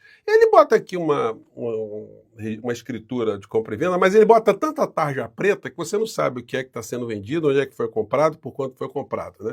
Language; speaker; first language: Portuguese; native; Portuguese